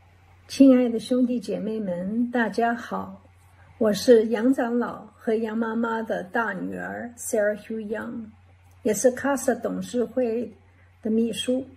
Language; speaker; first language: Chinese; early bilingual, heritage; English